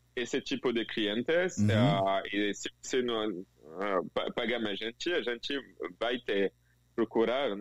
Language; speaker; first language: Portuguese; non-native, fluent; French